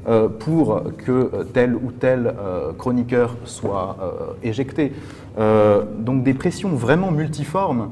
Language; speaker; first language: French; native; French